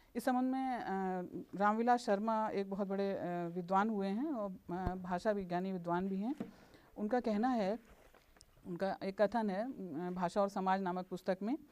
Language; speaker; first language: Hindi; native; Hindi